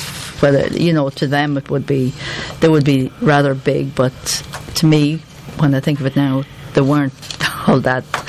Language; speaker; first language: English; native; English